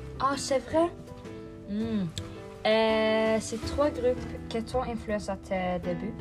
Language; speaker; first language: French; non-native, learner; Norwegian